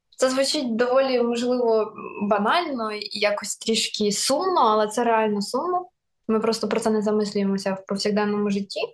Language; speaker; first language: Ukrainian; non-native, local second language; Russian